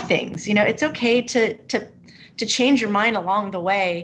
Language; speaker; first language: English; native; English